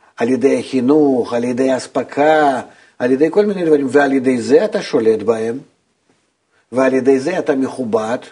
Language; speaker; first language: Hebrew; non-native, fluent; Russian